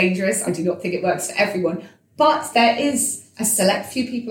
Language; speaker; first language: English; native; English